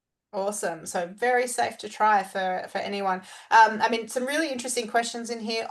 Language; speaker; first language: English; native; English